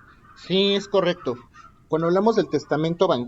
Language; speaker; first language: Spanish; native; Spanish